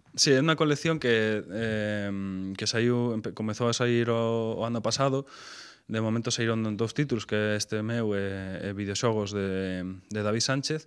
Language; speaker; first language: Galician; non-native, local second language; Spanish